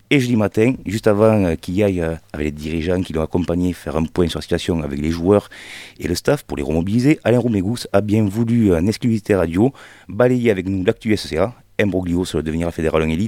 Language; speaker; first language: French; native; French